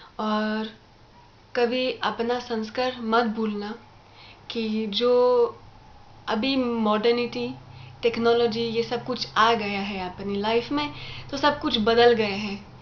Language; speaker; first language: Hindi; non-native, fluent; French